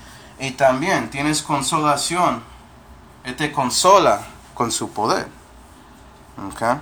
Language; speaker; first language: Spanish; non-native, fluent; English